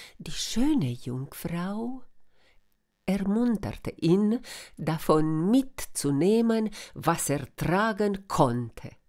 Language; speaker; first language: German; non-native, fluent; Romanian